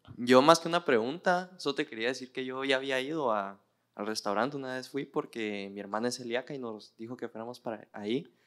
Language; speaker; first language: Spanish; native; Spanish